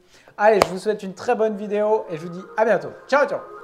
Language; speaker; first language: French; native; French